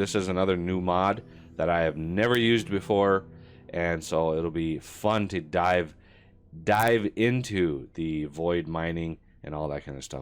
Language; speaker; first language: English; native; English